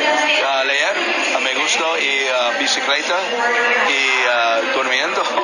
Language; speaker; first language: Spanish; non-native, learner; English